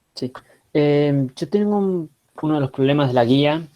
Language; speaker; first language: Spanish; native; Spanish